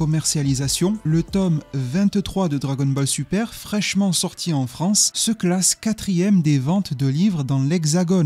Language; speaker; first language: French; native; French